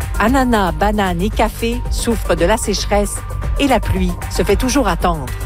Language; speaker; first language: French; native; French